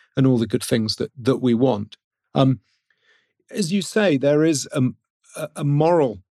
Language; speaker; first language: English; native; English